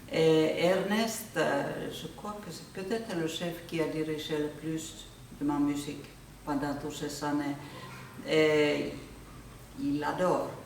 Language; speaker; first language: French; non-native, fluent; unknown